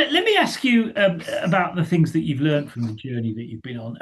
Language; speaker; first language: English; native; English